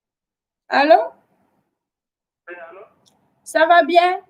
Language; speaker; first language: French; non-native, local second language; Bambara